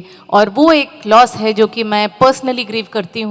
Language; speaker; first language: Hindi; native; Hindi